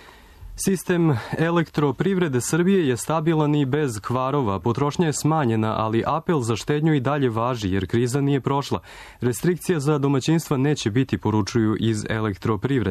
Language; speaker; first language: Croatian; native; Croatian